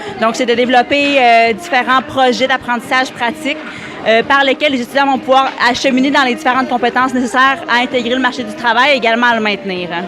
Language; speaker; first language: French; native; French